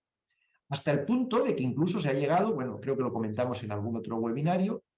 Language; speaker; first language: Spanish; native; Spanish